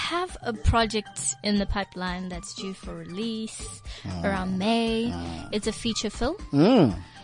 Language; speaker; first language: English; non-native, local second language; Tswana